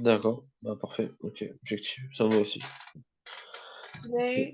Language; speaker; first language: French; native; French